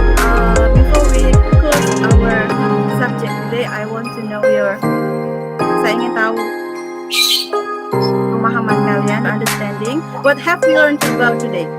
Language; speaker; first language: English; non-native, fluent; Indonesian